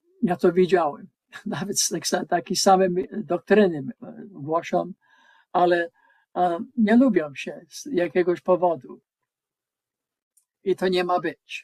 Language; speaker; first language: Polish; non-native, learner; English